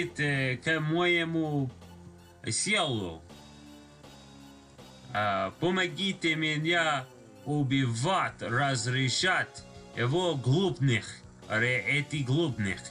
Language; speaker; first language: Russian; non-native, learner; English